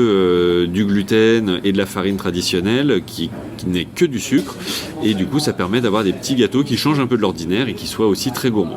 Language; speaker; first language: French; native; French